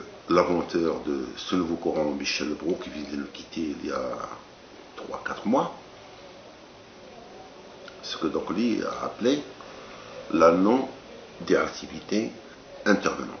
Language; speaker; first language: French; non-native, local second language; Arabic